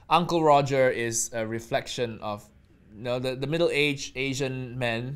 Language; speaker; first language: English; non-native, local second language; Chinese